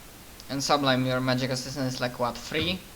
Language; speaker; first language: English; non-native, fluent; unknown